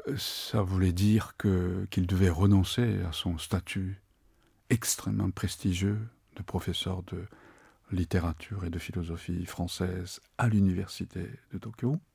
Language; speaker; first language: French; non-native, fluent; Japanese